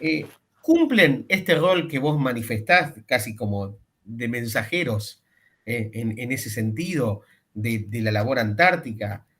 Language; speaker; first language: Spanish; native; Spanish